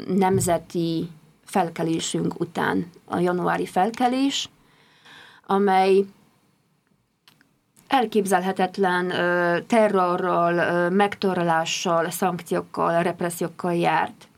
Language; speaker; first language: Hungarian; non-native, fluent; Polish